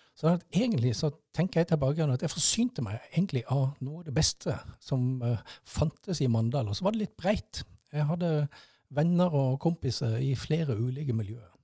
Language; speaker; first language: Norwegian; native; Norwegian